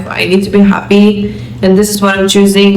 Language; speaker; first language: English; non-native, fluent; Lithuanian